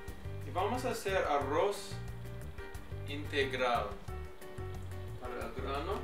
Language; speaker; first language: Spanish; early bilingual, heritage; English